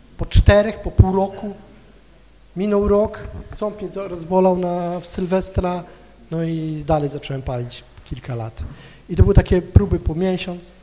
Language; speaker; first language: Polish; non-native, local second language; Kashubian